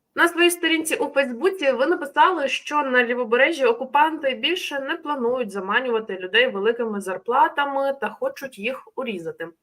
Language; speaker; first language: Ukrainian; native; Ukrainian